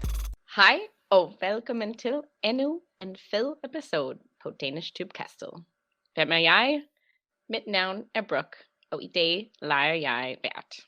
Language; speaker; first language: Danish; non-native, learner; English